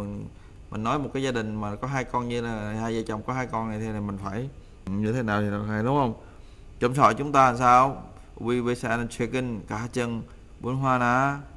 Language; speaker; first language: Vietnamese; native; Vietnamese